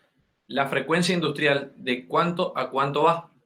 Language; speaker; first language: Spanish; native; Spanish